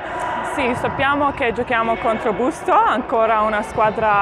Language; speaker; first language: Italian; non-native, learner; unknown